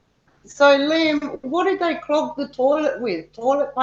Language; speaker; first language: English; native; English